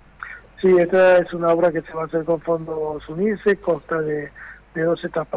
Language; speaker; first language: Spanish; native; Spanish